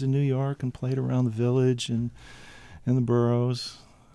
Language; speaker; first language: English; native; English